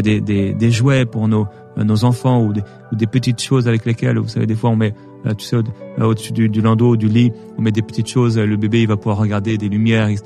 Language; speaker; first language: French; native; French